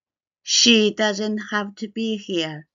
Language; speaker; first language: English; non-native, fluent; Chinese